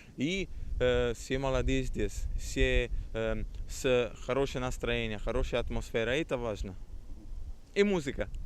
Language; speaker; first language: Russian; non-native, learner; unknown